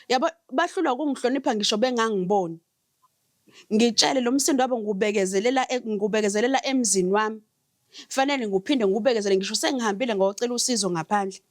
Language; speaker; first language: Zulu; native; Zulu